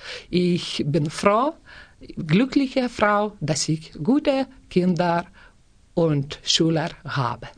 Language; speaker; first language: German; non-native, learner; Lithuanian